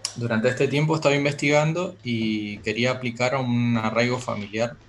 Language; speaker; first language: Spanish; native; Spanish